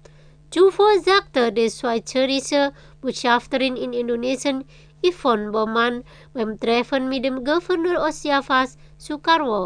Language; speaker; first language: German; non-native, fluent; Indonesian